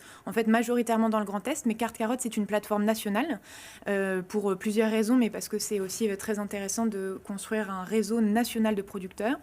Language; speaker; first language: French; native; French